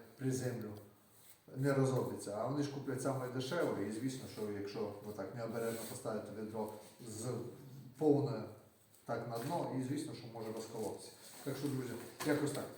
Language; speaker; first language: Ukrainian; native; Ukrainian